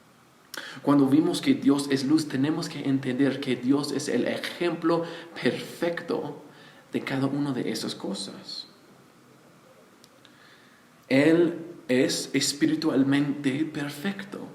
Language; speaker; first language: Spanish; non-native, fluent; English